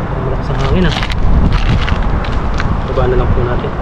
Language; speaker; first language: Filipino; native; Filipino